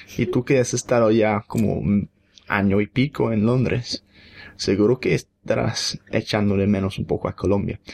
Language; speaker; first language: Spanish; non-native, fluent; English